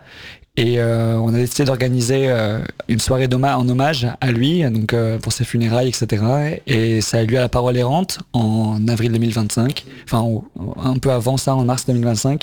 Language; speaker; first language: French; native; French